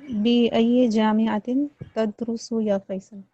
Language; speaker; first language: Arabic; non-native, learner; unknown